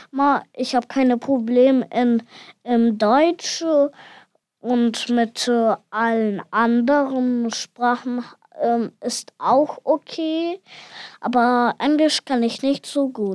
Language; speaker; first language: German; non-native, learner; Ukrainian